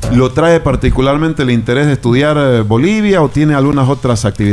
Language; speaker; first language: Spanish; native; Spanish